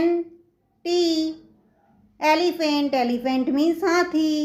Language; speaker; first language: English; non-native, local second language; Hindi